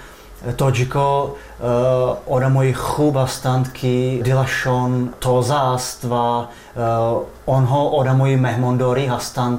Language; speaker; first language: Tajik; non-native, fluent; Czech